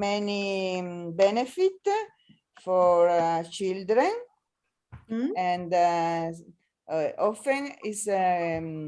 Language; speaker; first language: English; non-native, learner; Italian